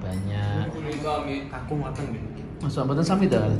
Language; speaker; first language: Indonesian; non-native, local second language; Javanese